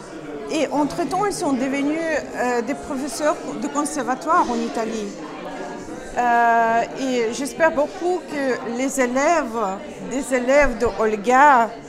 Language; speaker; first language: French; non-native, fluent; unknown